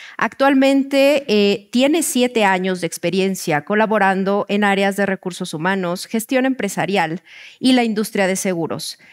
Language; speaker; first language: Spanish; native; Spanish